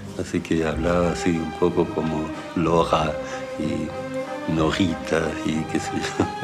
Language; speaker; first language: Spanish; early bilingual, other home language; German